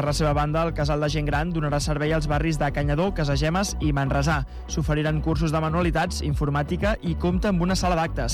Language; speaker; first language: Catalan; native; Catalan